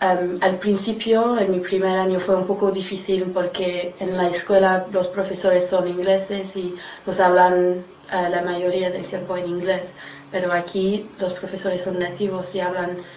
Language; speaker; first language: Spanish; non-native, learner; English